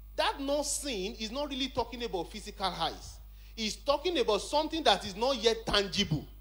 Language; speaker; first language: English; non-native, local second language; Yoruba